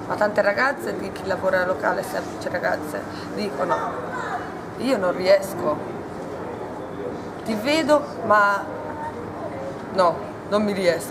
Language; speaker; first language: Italian; non-native, learner; Hungarian